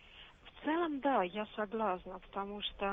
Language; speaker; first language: Russian; non-native, fluent; Italian